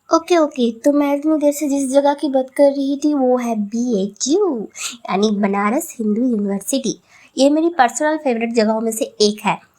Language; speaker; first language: Hindi; non-native, local second language; Bangla